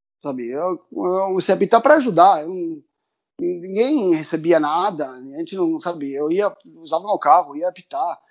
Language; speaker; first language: Portuguese; early bilingual, other home language; Spanish